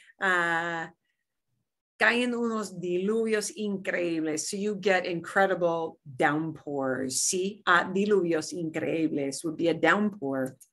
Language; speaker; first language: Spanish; non-native, fluent; English